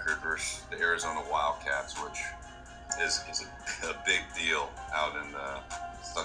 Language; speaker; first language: English; native; English